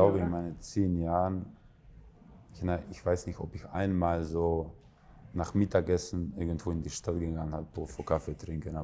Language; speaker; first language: German; non-native, fluent; Croatian